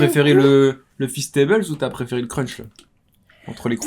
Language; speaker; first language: French; native; French